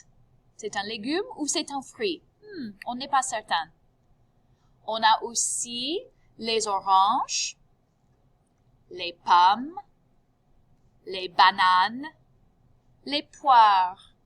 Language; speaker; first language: French; non-native, fluent; English